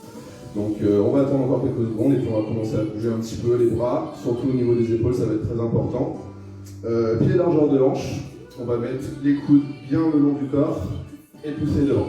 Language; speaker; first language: French; native; French